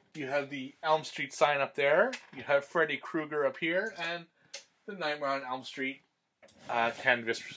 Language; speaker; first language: English; native; English